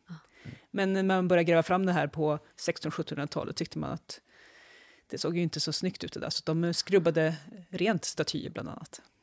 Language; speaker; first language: Swedish; native; Swedish